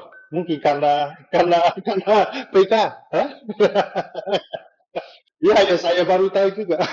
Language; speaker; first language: Indonesian; non-native, fluent; Dutch